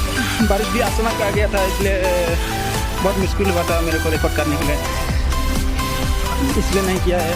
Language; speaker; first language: Hindi; non-native, local second language; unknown